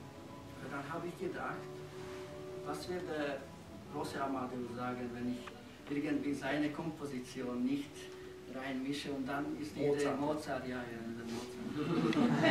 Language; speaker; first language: German; non-native, fluent; Slovak